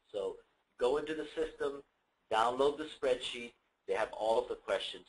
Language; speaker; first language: English; native; English